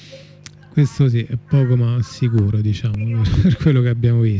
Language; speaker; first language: Italian; native; Italian